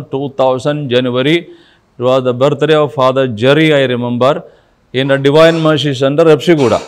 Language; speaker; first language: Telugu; non-native, fluent; Malayalam